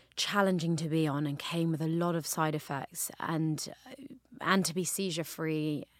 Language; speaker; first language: English; native; English